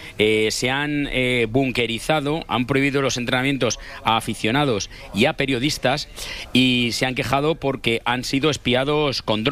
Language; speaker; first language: Spanish; native; Spanish